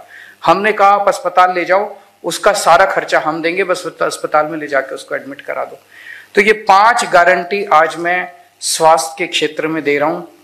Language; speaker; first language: Hindi; native; Hindi